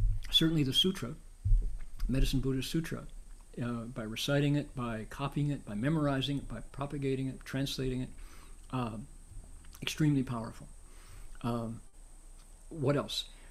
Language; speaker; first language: English; native; English